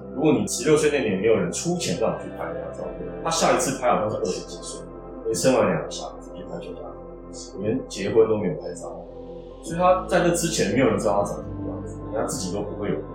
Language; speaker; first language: Chinese; native; Chinese